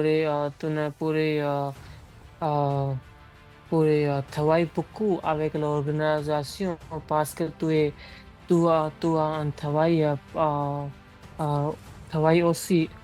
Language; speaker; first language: French; non-native, learner; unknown